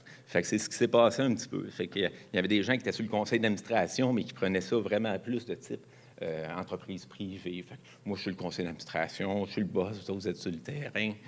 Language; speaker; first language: French; native; French